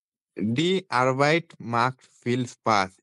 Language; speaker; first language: German; non-native, learner; Bangla